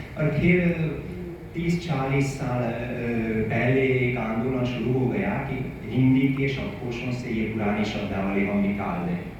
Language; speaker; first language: Hindi; non-native, fluent; Hungarian